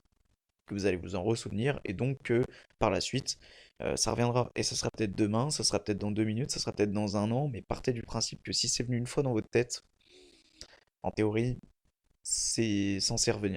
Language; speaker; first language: French; native; French